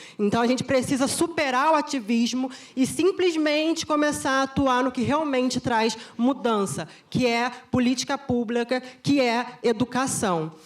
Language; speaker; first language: Portuguese; native; Portuguese